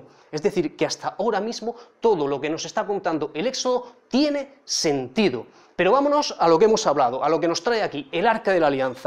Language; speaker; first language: Spanish; native; Spanish